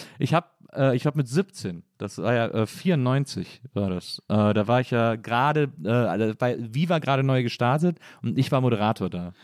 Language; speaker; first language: German; native; German